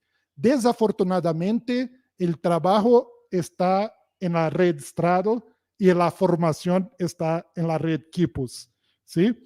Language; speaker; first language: Spanish; non-native, fluent; Portuguese